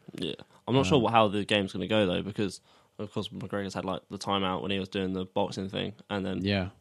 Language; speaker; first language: English; native; English